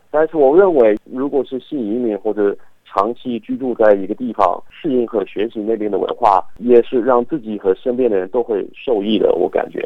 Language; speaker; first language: Chinese; non-native, fluent; English